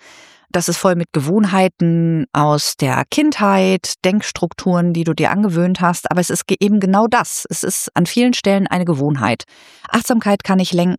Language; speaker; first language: German; native; German